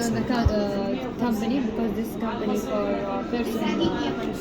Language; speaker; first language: English; non-native, learner; Arabic